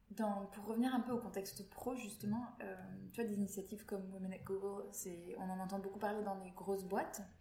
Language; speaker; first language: French; native; French